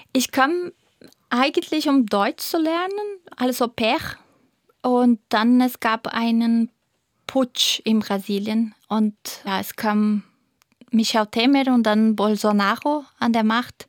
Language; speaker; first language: German; non-native, fluent; Portuguese